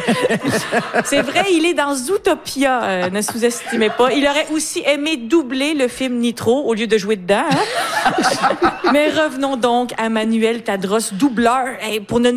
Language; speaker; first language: French; native; French